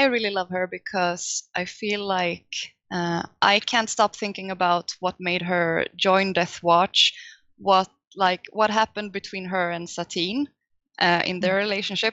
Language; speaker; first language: English; non-native, fluent; Swedish